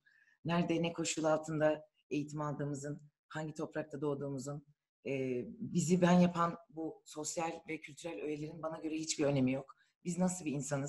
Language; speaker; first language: Turkish; native; Turkish